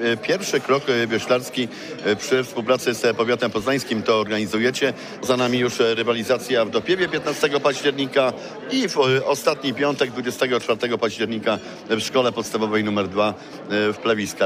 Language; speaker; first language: Polish; native; Polish